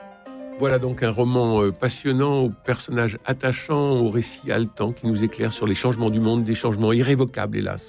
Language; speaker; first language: French; native; French